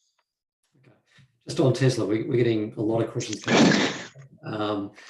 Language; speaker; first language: English; native; English